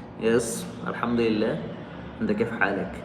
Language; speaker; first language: Arabic; non-native, learner; Bangla